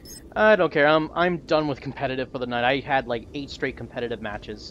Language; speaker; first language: English; native; English